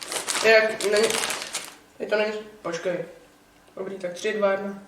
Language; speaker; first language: Czech; native; Czech